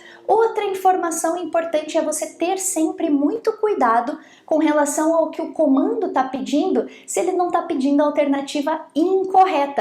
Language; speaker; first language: Portuguese; native; Portuguese